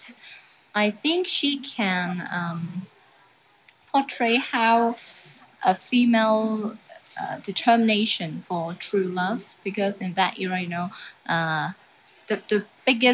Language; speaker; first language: English; non-native, local second language; Cantonese